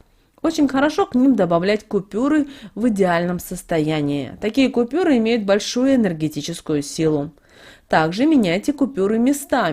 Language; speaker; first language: Russian; native; Russian